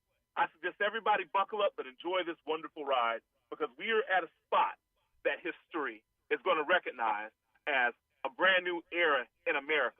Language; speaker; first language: English; native; English